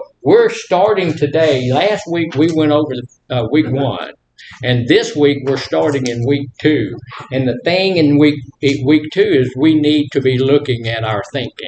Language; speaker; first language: English; native; English